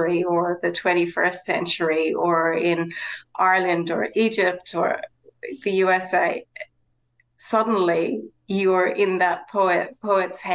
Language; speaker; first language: English; native; English